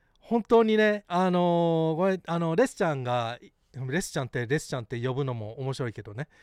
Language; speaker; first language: Japanese; early bilingual, heritage; Japanese